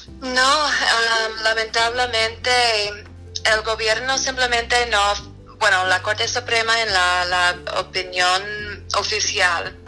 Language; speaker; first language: Spanish; non-native, fluent; English